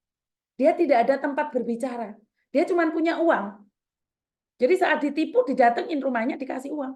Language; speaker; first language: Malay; non-native, local second language; Javanese